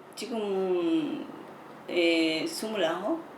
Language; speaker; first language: Korean; non-native, learner; Spanish